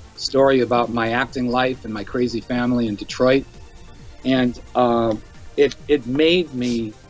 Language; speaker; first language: English; native; English